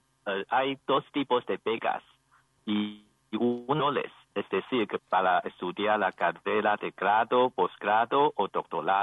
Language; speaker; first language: Spanish; non-native, learner; Chinese